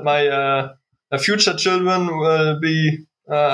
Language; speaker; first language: English; non-native, learner; German